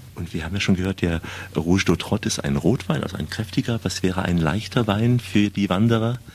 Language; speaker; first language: German; native; German